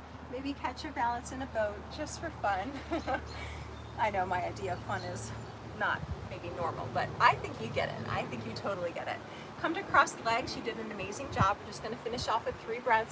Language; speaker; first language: English; native; English